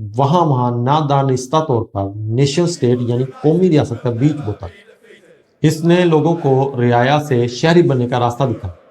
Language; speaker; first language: Urdu; native; Urdu